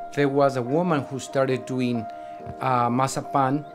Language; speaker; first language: English; non-native, fluent; Spanish